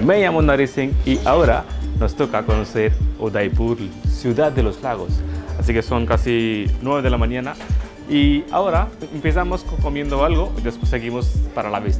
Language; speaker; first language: Spanish; non-native, fluent; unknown